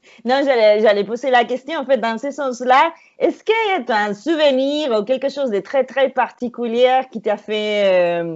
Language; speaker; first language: French; non-native, fluent; Spanish